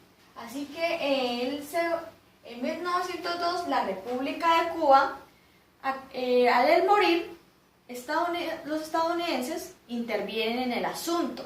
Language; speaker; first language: Spanish; native; Spanish